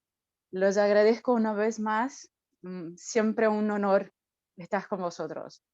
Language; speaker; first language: Spanish; non-native, fluent; Portuguese